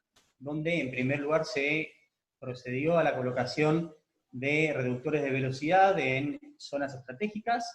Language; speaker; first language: Spanish; native; Spanish